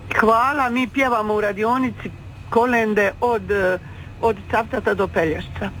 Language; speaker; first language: Croatian; native; Croatian